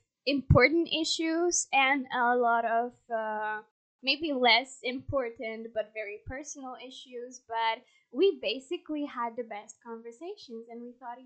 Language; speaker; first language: English; non-native, fluent; Polish